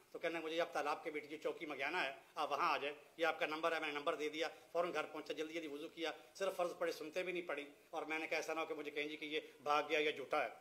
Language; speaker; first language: Urdu; non-native, local second language; Punjabi